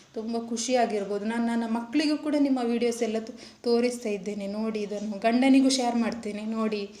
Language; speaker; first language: Kannada; native; Kannada